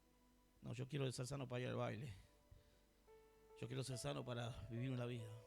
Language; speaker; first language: Spanish; native; Spanish